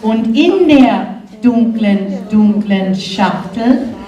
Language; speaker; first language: German; non-native, fluent; English